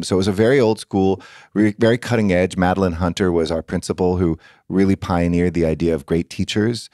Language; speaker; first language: English; native; English